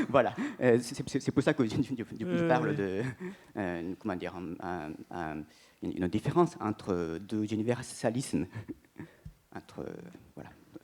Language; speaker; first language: French; non-native, fluent; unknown